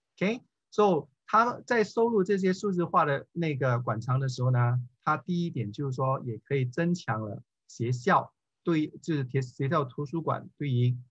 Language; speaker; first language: Chinese; native; Chinese